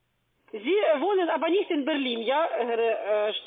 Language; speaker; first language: German; non-native, fluent; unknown